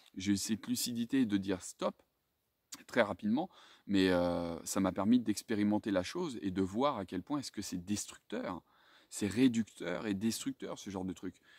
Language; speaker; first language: French; native; French